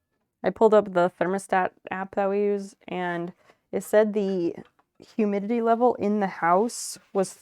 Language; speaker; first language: English; native; English